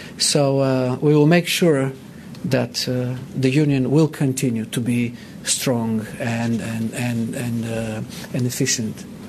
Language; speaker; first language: English; non-native, fluent; Bulgarian